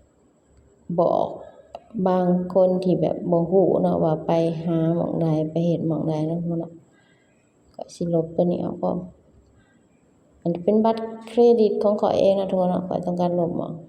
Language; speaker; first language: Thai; non-native, local second language; Lao